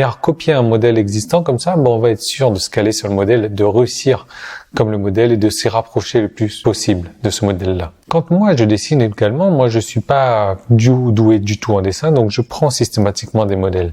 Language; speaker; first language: French; native; French